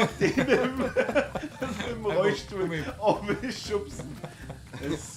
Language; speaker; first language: German; native; German